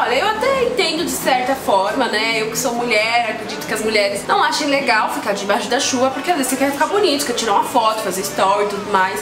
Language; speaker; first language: Portuguese; native; Portuguese